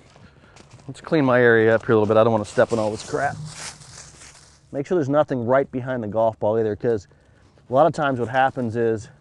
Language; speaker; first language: English; native; English